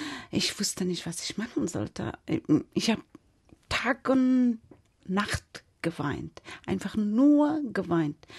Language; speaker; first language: German; non-native, fluent; Persian